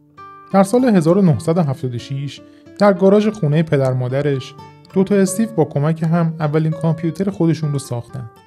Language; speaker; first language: Persian; native; Persian